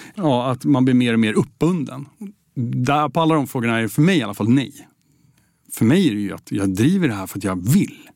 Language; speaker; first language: Swedish; native; Swedish